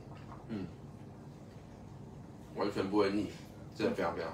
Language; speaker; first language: Chinese; native; Chinese